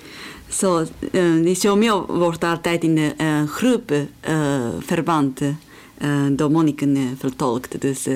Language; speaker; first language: Dutch; non-native, fluent; Japanese